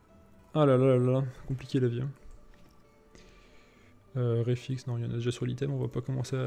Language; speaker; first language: French; native; French